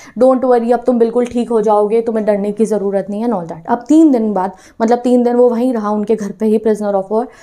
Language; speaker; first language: Hindi; non-native, local second language; Punjabi